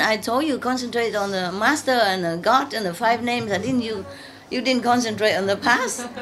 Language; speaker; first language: English; non-native, fluent; Vietnamese